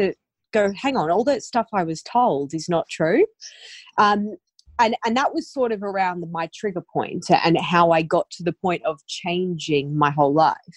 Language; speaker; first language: English; native; English